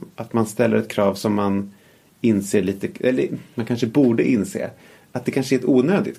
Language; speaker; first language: Swedish; native; Swedish